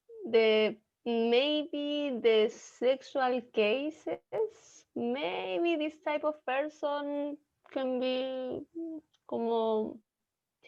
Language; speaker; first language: English; non-native, learner; Spanish